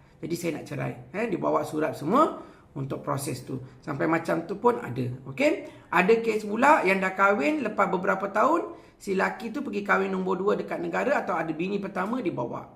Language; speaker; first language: Malay; non-native, local second language; Tamil